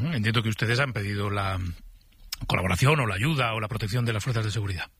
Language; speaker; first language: Spanish; native; Spanish